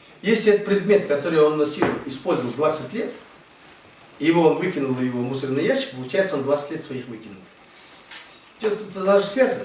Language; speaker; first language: Russian; non-native, local second language; Buriat